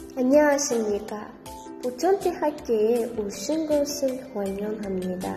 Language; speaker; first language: Korean; non-native, learner; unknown